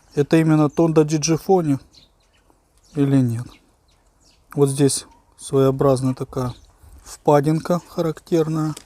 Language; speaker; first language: Russian; native; Russian